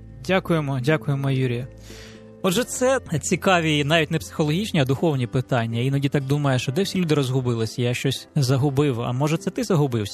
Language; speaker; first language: Ukrainian; native; Ukrainian